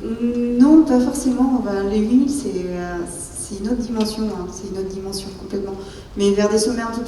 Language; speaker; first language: French; native; French